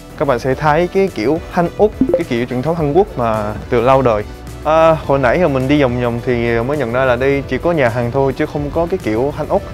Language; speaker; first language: Vietnamese; non-native, fluent; Korean